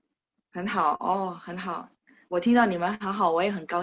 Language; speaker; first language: Chinese; non-native, fluent; Indonesian